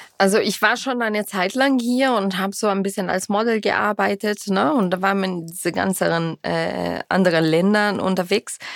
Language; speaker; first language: German; non-native, fluent; Portuguese